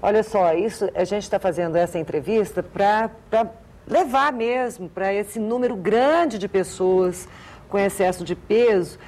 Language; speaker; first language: Portuguese; native; Portuguese